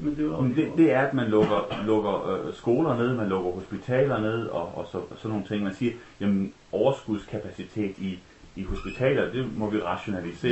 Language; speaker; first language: Danish; native; Danish